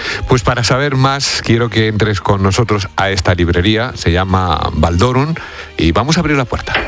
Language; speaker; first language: Spanish; native; Spanish